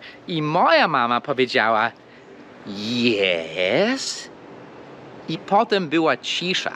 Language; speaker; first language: Polish; early bilingual, heritage; Polish